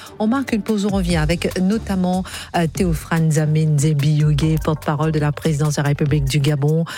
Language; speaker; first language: French; native; French